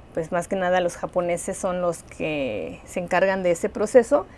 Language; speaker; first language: Spanish; native; Spanish